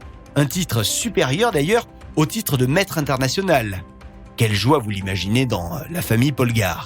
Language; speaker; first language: French; native; French